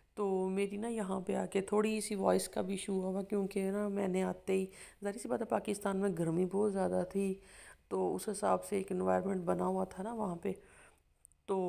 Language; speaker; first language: Urdu; non-native, local second language; Punjabi